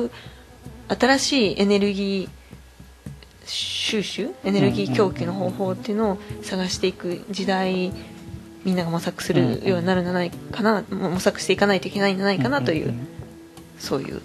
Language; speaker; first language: Japanese; native; Japanese